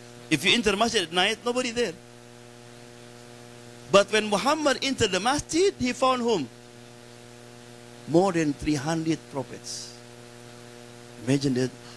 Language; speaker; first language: English; non-native, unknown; Indonesian